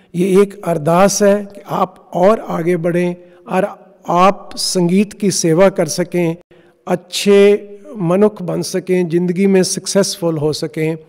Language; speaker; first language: Hindi; non-native, local second language; Punjabi